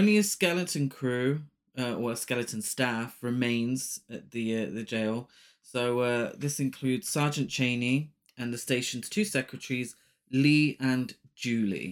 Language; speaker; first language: English; native; English